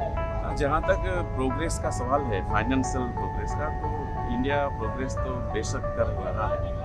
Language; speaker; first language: Hindi; native; Hindi